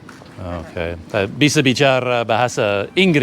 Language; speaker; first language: Indonesian; non-native, learner; English